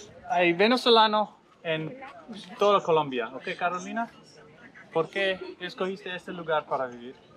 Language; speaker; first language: Spanish; non-native, learner; English